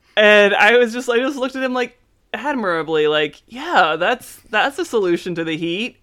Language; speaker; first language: English; native; English